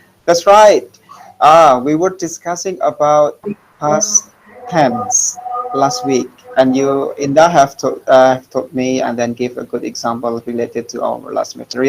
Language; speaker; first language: English; non-native, fluent; Indonesian